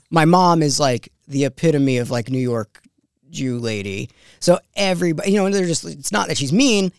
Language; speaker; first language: English; native; English